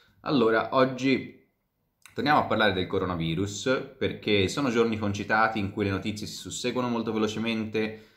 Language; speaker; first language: Italian; native; Italian